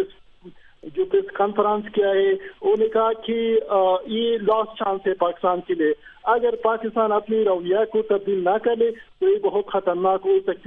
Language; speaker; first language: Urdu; non-native, fluent; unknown